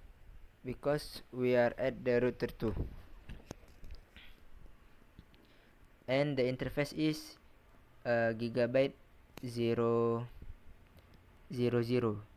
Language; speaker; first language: English; non-native, learner; Indonesian